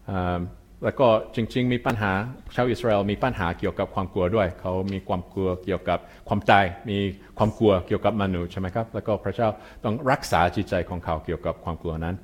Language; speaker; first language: Thai; non-native, fluent; English